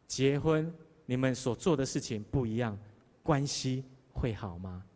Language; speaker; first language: Chinese; native; Chinese